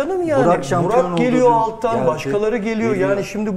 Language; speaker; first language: Turkish; native; Turkish